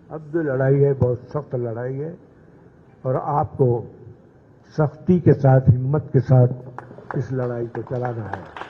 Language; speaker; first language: Urdu; native; Urdu